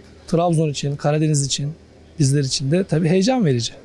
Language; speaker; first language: Turkish; native; Turkish